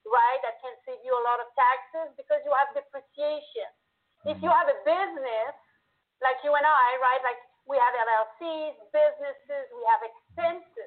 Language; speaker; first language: English; non-native, fluent; French